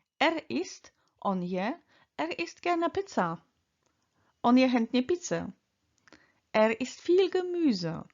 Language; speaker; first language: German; non-native, fluent; Polish